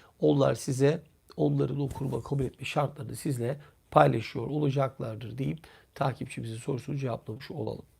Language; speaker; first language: Turkish; native; Turkish